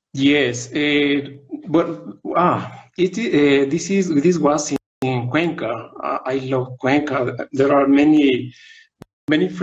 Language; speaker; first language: English; non-native, learner; Spanish